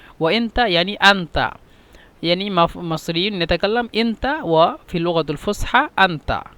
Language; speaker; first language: Egyptian Arabic; non-native, fluent; Bangla